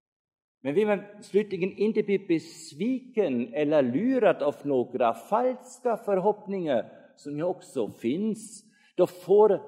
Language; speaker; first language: Swedish; non-native, fluent; German